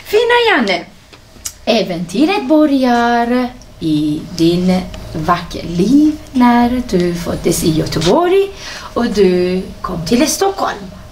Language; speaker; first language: Swedish; non-native, fluent; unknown